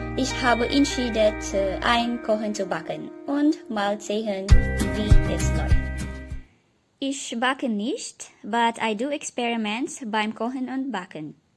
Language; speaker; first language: German; non-native, learner; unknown